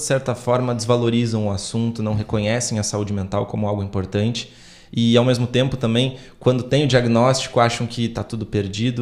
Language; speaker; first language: Portuguese; native; Portuguese